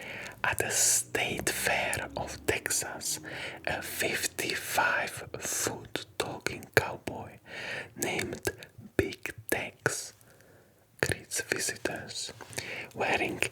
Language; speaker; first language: English; non-native, fluent; Polish